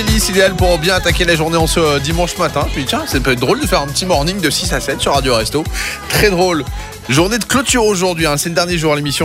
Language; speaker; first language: French; native; French